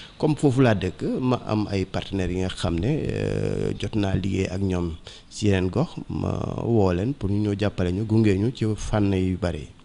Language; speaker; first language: Wolof; non-native, local second language; Mandingo